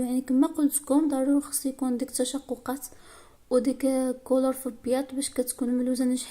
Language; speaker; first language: Arabic; native; Arabic